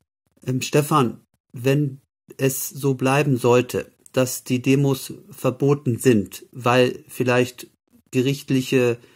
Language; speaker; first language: German; native; German